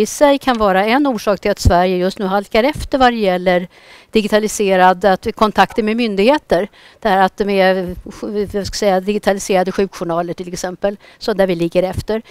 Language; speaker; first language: Swedish; native; Swedish